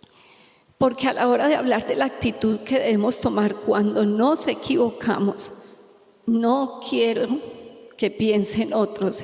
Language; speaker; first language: Spanish; native; Spanish